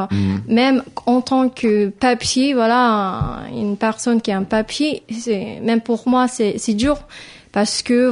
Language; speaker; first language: French; non-native, fluent; Filipino